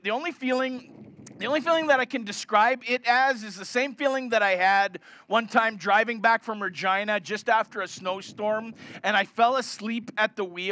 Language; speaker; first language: English; native; English